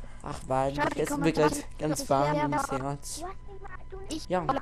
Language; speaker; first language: German; native; German